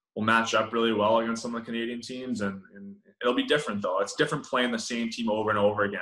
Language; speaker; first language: English; native; English